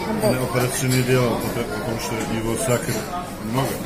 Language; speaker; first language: Russian; non-native, learner; Turkish